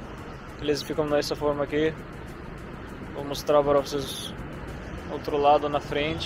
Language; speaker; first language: Portuguese; non-native, fluent; Arabic